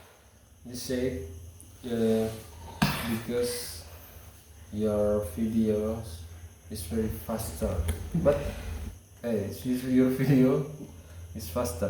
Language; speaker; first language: English; non-native, learner; Indonesian